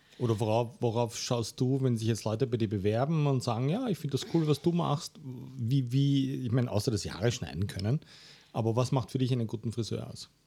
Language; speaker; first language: German; native; German